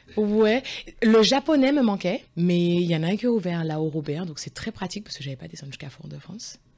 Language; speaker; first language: French; native; French